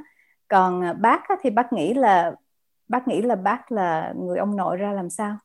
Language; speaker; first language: Vietnamese; native; Vietnamese